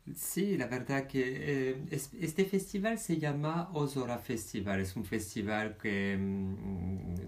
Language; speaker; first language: Spanish; non-native, fluent; French